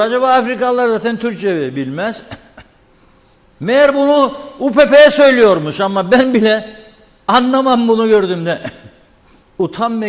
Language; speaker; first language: Turkish; native; Turkish